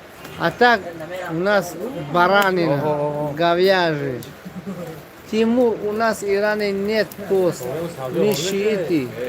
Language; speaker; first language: Russian; non-native, fluent; Tajik